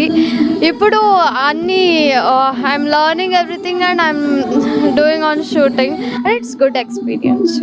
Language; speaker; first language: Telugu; non-native, learner; Kannada